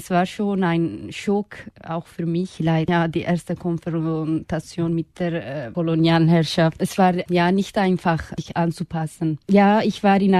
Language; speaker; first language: German; non-native, fluent; Kurdish